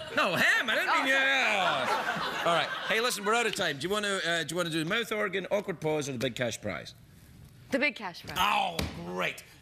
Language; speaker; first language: English; native; English